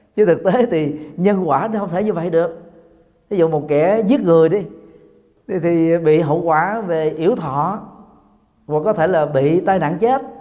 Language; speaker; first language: Vietnamese; native; Vietnamese